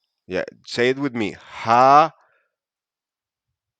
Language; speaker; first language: English; non-native, fluent; Spanish